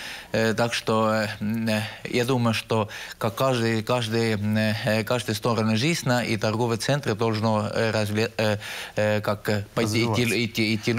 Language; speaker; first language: Russian; non-native, local second language; Estonian